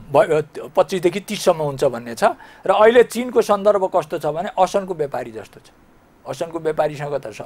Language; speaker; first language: Nepali; native; Nepali